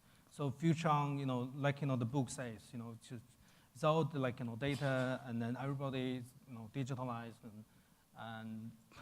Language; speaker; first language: English; non-native, fluent; Chinese